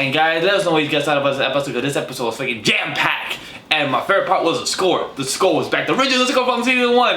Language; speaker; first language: English; native; English